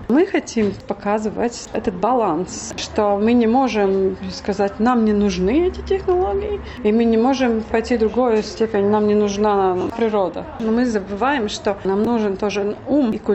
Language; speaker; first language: Russian; non-native, local second language; Latvian